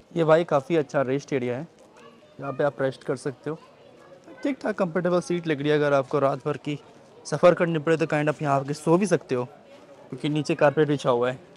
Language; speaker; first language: Hindi; native; Hindi